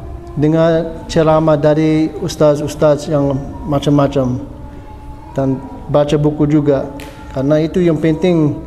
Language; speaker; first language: Indonesian; non-native, fluent; English